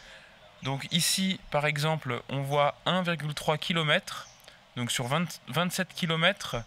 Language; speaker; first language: French; native; French